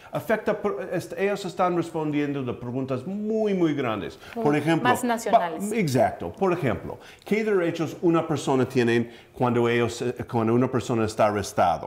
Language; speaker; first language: Spanish; early bilingual, heritage; English